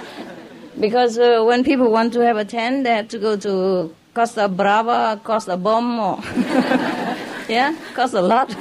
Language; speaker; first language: English; non-native, fluent; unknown